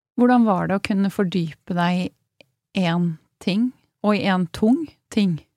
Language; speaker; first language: Norwegian; native; Norwegian